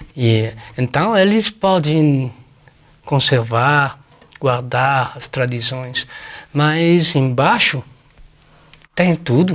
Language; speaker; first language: Portuguese; non-native, fluent; Spanish